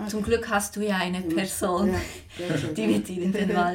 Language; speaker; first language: German; native; German